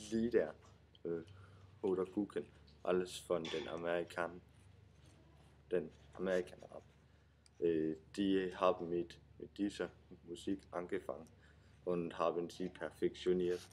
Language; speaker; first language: German; non-native, learner; Danish